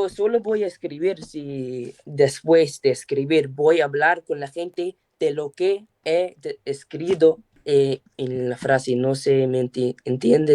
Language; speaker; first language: Spanish; non-native, learner; English